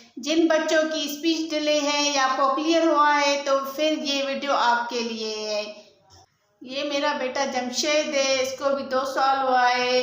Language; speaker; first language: Urdu; non-native, local second language; Sindhi